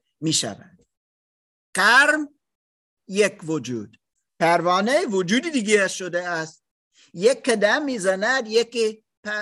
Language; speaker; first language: Persian; non-native, learner; English